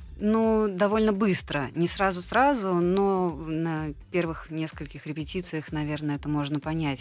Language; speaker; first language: Russian; native; Russian